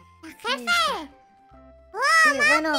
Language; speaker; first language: Spanish; native; Spanish